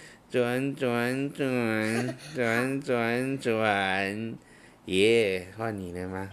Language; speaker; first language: Chinese; native; Chinese